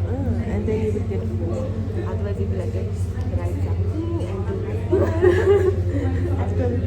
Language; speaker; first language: English; non-native, learner; Tibetan